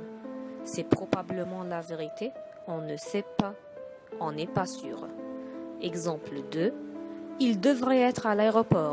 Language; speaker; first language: French; non-native, fluent; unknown